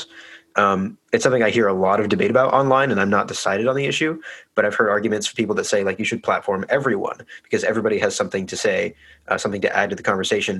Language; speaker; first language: English; native; English